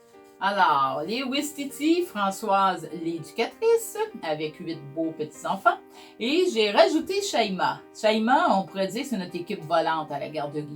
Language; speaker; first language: French; native; French